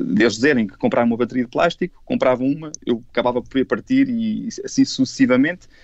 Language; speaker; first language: Portuguese; native; Portuguese